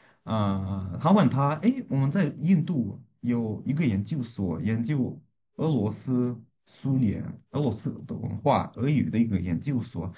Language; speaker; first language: Chinese; non-native, fluent; Russian